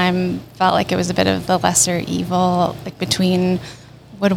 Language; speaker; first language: English; native; English